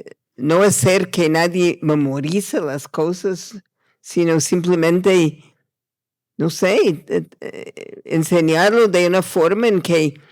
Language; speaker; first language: Spanish; non-native, fluent; English